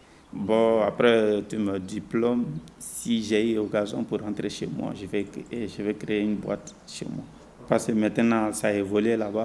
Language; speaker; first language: French; non-native, learner; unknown